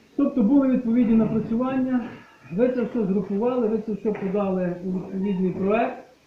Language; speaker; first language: Ukrainian; native; Ukrainian